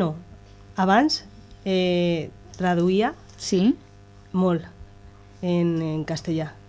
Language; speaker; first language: Catalan; non-native, local second language; Spanish